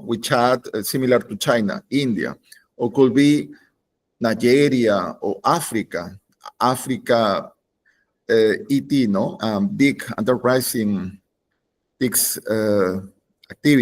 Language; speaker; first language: English; non-native, learner; Spanish